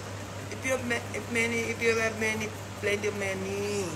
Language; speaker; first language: English; non-native, learner; Thai